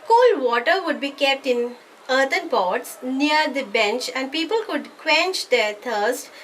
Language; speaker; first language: English; non-native, local second language; Malayalam